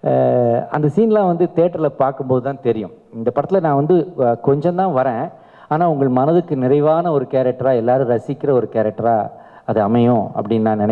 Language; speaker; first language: Tamil; native; Tamil